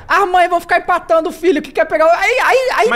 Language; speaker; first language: Portuguese; native; Portuguese